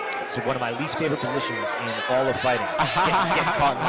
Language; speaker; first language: English; native; English